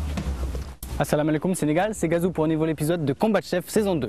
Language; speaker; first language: French; non-native, local second language; Wolof